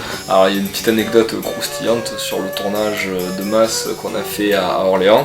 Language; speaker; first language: French; native; French